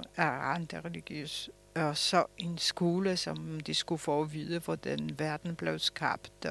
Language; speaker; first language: Danish; non-native, fluent; Polish